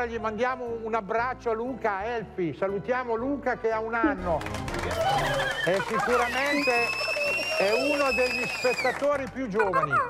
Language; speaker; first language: Italian; native; Italian